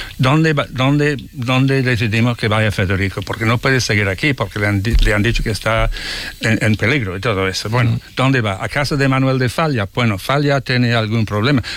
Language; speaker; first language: Spanish; non-native, fluent; English